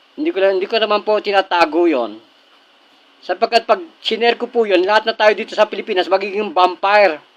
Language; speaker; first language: Filipino; non-native, local second language; Cebuano